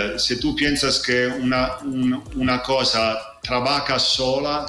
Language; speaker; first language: Spanish; non-native, fluent; Italian